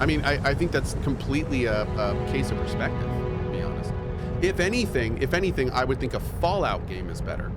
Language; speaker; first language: English; native; English